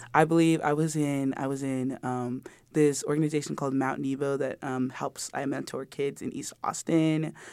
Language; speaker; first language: English; early bilingual, other home language; Yoruba